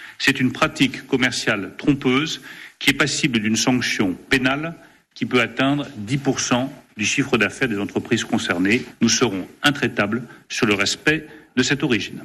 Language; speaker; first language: French; native; French